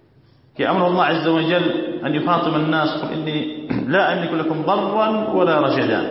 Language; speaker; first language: Arabic; native; Arabic